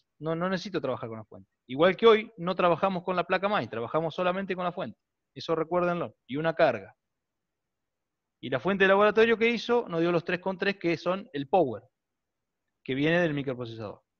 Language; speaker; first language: Spanish; native; Spanish